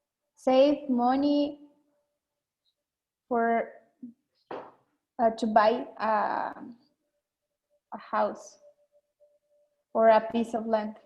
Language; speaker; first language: English; non-native, learner; Spanish